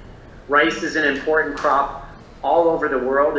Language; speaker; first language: English; native; English